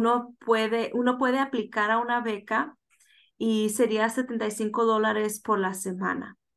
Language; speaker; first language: Spanish; early bilingual, heritage; Spanish